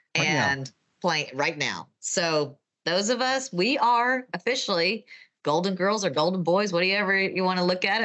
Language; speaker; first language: English; native; English